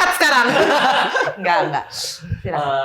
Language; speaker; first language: Indonesian; native; Indonesian